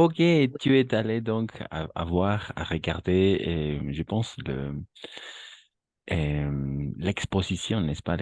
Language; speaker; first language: French; non-native, fluent; Spanish